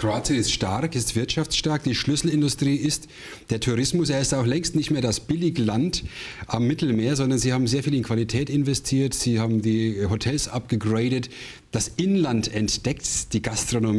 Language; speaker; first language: German; native; German